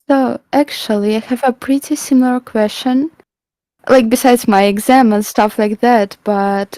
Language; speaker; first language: English; non-native, fluent; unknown